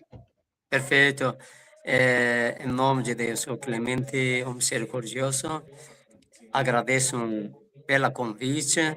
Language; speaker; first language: Portuguese; non-native, fluent; Persian